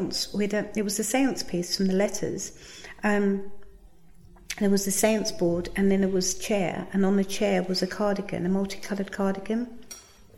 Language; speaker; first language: English; native; English